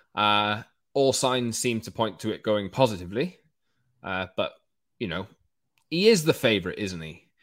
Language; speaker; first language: English; native; English